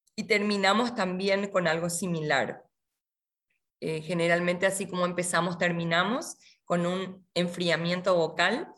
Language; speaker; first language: Spanish; native; Spanish